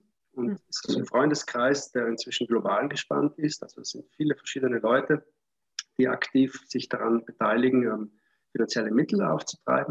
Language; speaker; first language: German; native; German